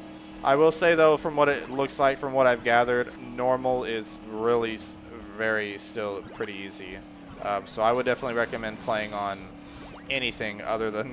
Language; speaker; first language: English; native; English